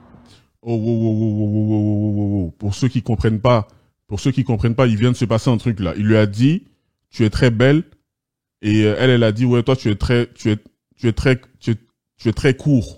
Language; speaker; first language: French; native; French